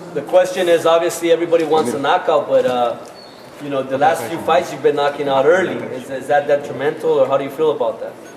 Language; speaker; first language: English; early bilingual, other home language; Spanish